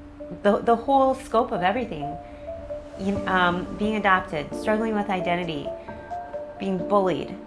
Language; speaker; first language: English; early bilingual, other home language; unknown